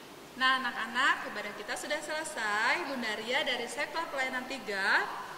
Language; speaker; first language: Indonesian; native; Indonesian